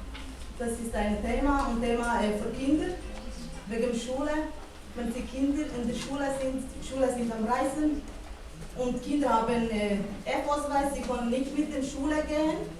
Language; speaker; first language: German; non-native, learner; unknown